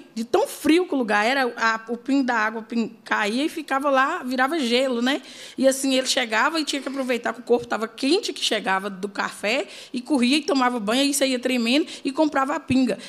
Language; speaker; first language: Portuguese; native; Portuguese